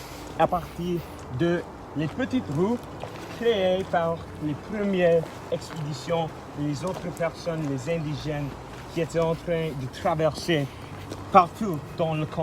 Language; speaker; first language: French; non-native, learner; English